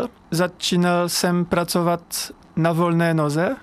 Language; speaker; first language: Czech; non-native, learner; French